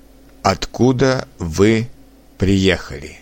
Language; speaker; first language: Russian; non-native, learner; Czech